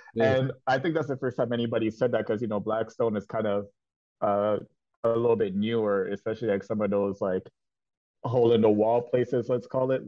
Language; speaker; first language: English; native; English